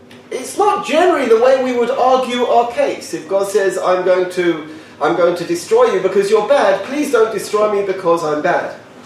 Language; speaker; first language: English; native; English